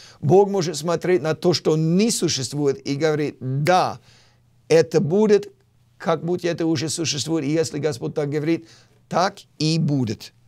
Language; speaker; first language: Russian; non-native, fluent; English